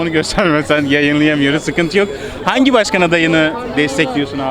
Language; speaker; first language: Turkish; native; Turkish